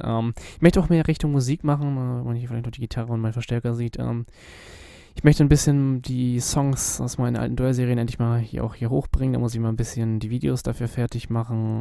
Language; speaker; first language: German; native; German